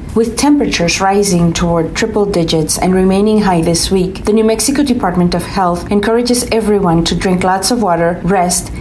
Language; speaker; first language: English; native; English